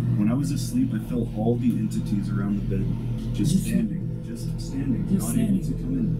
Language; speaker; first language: English; native; English